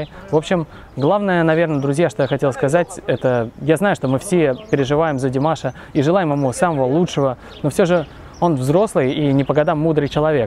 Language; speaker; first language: Russian; native; Russian